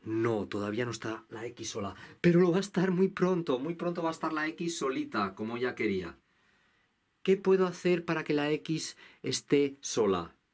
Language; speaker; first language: Spanish; native; Spanish